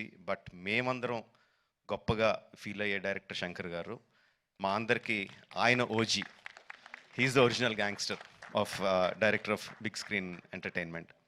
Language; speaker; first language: Telugu; native; Telugu